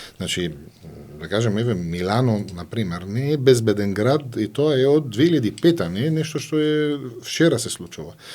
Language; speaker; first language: Macedonian; non-native, fluent; Arabic